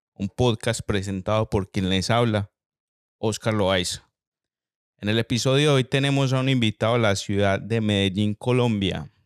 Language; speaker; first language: Spanish; native; Spanish